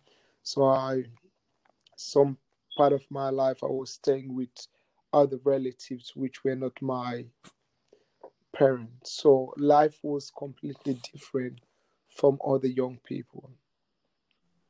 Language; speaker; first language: English; non-native, local second language; Mandingo